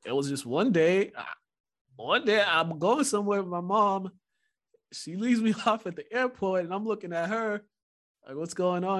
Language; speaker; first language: English; early bilingual, other home language; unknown